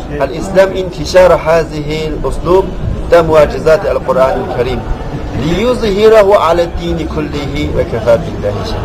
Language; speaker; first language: Arabic; non-native, learner; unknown